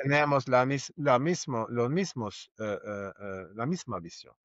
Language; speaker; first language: Spanish; non-native, fluent; Norwegian